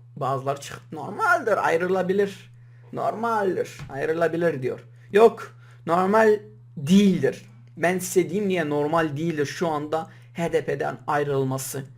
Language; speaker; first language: Turkish; native; Turkish